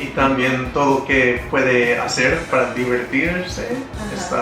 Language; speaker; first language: Spanish; non-native, fluent; English